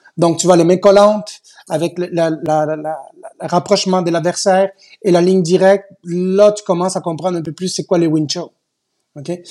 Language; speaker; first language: French; native; French